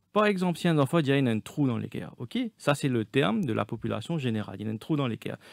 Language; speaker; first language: French; non-native, local second language; Morisyen